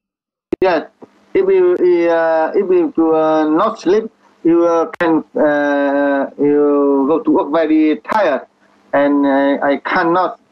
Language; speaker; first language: English; non-native, learner; Vietnamese